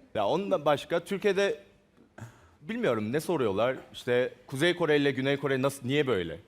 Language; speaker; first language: Turkish; non-native, fluent; Spanish